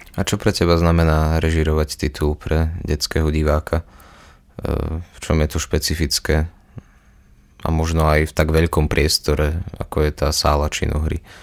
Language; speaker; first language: Slovak; native; Slovak